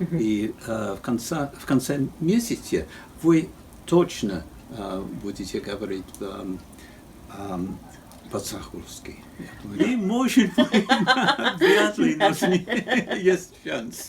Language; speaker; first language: Russian; non-native, fluent; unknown